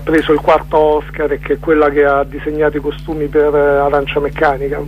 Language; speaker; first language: Italian; native; Italian